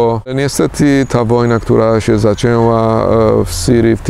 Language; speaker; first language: Polish; non-native, fluent; Armenian